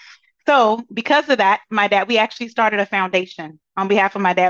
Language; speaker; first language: English; native; English